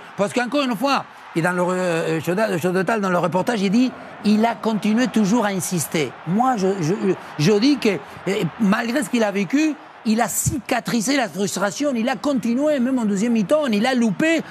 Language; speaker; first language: French; non-native, fluent; Spanish